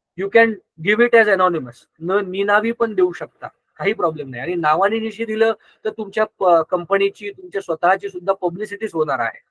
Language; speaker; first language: Marathi; non-native, local second language; Gujarati